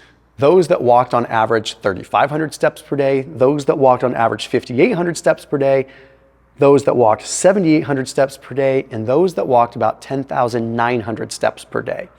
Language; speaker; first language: English; native; English